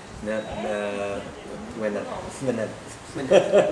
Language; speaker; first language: Indonesian; non-native, learner; English